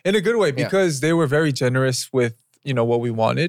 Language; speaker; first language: English; early bilingual, other home language; Korean